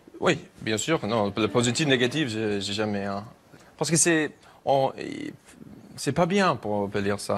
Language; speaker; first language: French; non-native, learner; English